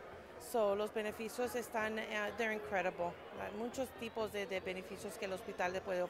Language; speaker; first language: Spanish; early bilingual, heritage; Spanish